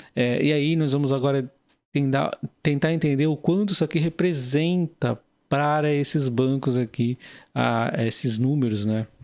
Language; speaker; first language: Portuguese; native; Portuguese